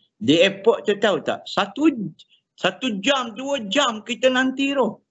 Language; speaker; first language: Malay; native; Malay